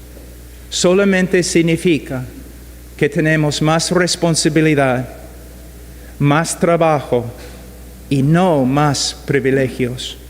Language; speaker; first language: Spanish; non-native, fluent; English